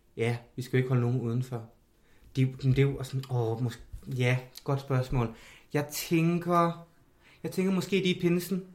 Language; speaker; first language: Danish; native; Danish